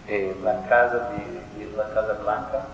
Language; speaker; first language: Spanish; non-native, fluent; Persian